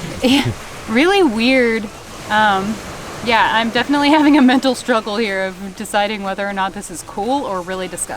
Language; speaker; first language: English; native; English